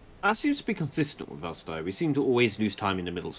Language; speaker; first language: English; native; English